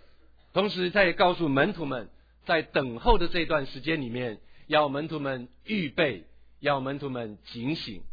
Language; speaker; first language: Chinese; native; Chinese